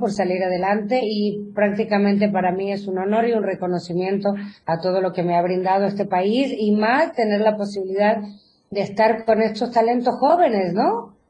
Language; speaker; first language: Spanish; native; Spanish